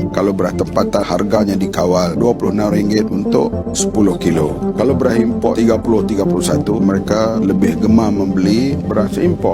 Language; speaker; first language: Malay; native; Malay